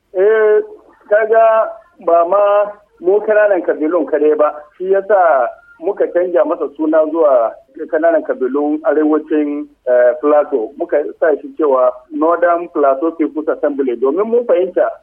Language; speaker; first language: Hausa; non-native, local second language; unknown